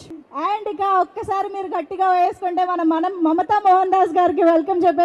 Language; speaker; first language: Telugu; native; Telugu